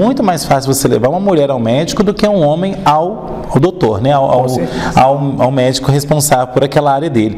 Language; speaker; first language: Portuguese; native; Portuguese